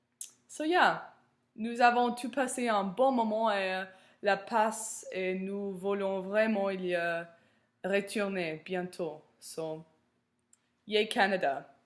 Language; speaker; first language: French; non-native, learner; English